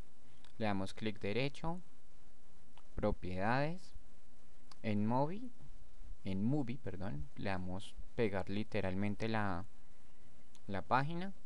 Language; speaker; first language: Spanish; native; Spanish